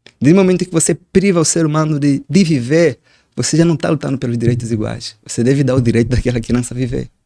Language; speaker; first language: Portuguese; native; Portuguese